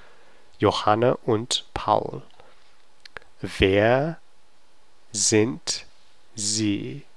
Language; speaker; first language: German; non-native, learner; English